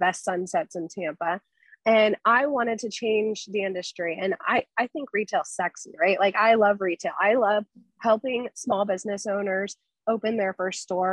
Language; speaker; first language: English; native; English